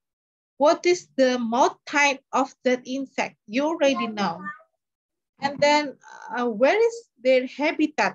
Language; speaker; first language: English; non-native, learner; Indonesian